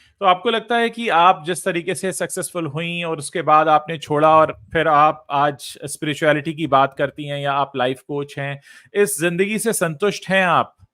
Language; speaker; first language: Hindi; native; Hindi